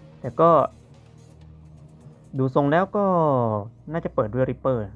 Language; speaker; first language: Thai; native; Thai